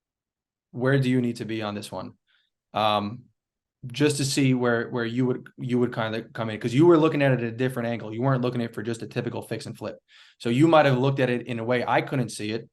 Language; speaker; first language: English; native; English